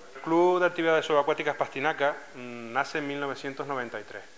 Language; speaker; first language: Spanish; native; Spanish